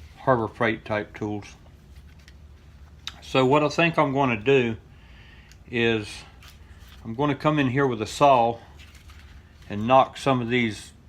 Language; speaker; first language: English; native; English